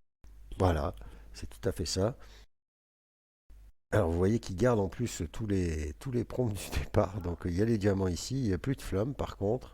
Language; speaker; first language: French; native; French